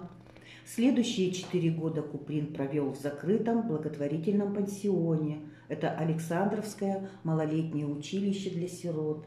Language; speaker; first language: Russian; native; Russian